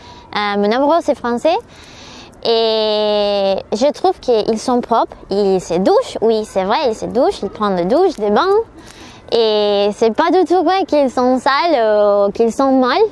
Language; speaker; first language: French; non-native, learner; Spanish